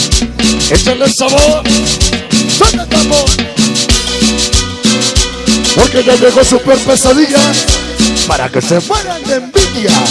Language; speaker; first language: Spanish; native; Spanish